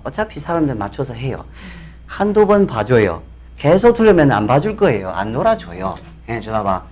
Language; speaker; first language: Korean; non-native, fluent; Chinese